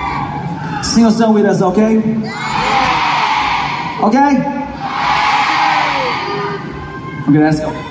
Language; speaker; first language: English; non-native, learner; Korean